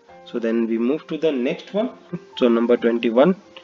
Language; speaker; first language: English; non-native, local second language; Hindi